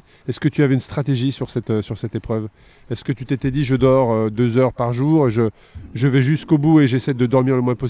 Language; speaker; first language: French; native; French